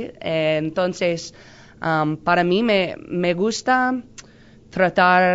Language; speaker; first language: Spanish; non-native, learner; English